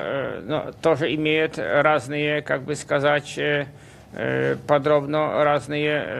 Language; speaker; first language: Russian; non-native, fluent; Polish